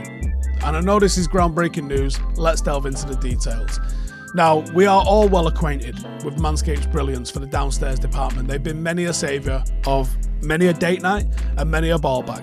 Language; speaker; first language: English; native; English